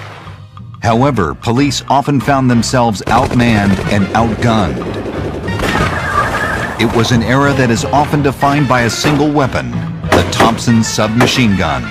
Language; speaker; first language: English; native; English